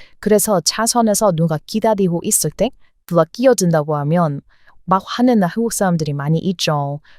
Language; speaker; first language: Korean; non-native, fluent; English